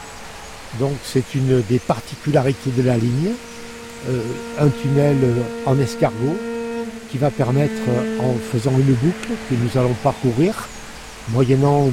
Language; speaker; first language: French; native; French